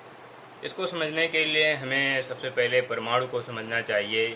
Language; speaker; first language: Hindi; native; Hindi